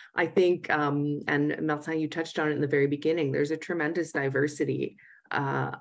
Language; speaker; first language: English; native; English